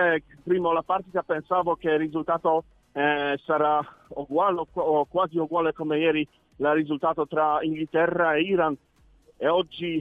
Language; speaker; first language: Italian; non-native, learner; Polish